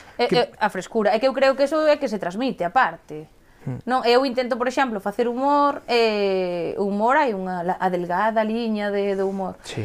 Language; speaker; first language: Galician; native; Galician